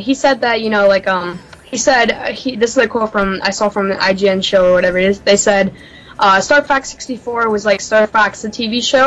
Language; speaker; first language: English; native; English